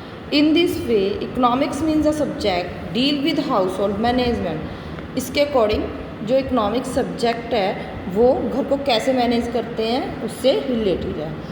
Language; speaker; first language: Hindi; native; Hindi